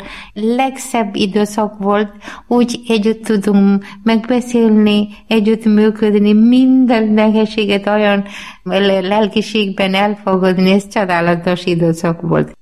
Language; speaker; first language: Hungarian; non-native, learner; Malayalam